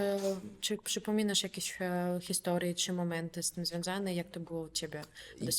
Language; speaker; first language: Polish; non-native, fluent; Belarusian